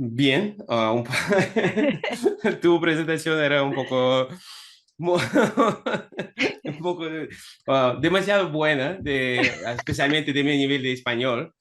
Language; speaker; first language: Spanish; non-native, fluent; Russian